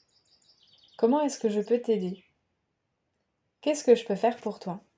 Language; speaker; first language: French; native; French